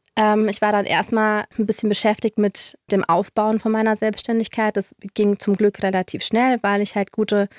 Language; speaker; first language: German; non-native, fluent; Polish